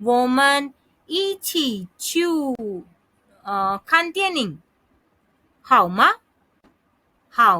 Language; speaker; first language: Chinese; non-native, fluent; Hindi